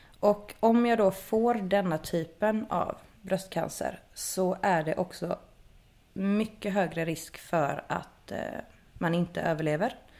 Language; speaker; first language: Swedish; native; Swedish